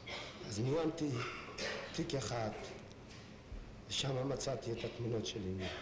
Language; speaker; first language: Hebrew; non-native, fluent; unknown